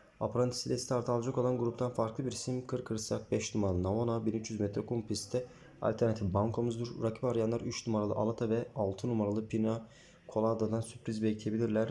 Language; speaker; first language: Turkish; native; Turkish